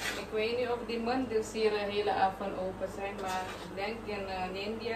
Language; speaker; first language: Dutch; native; Dutch